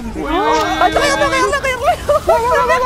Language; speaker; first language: French; native; French